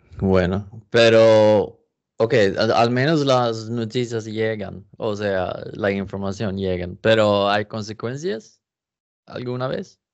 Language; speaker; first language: Spanish; non-native, fluent; English